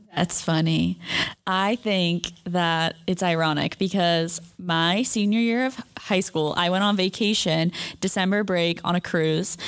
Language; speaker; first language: English; native; English